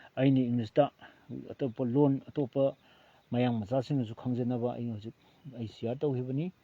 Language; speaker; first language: Manipuri; non-native, local second language; Thado Chin